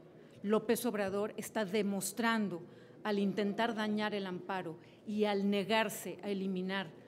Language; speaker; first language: Spanish; native; Spanish